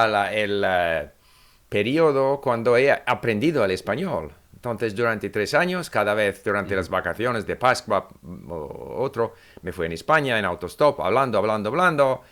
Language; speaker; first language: Spanish; non-native, fluent; English